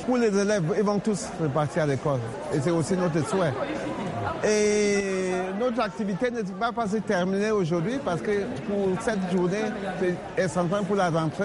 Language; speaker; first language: French; non-native, local second language; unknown